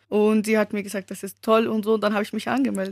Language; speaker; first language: German; early bilingual, other home language; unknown